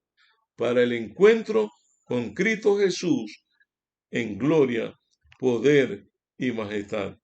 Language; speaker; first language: Spanish; native; Spanish